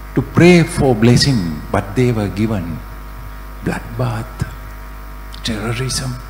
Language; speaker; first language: English; non-native, local second language; Sinhala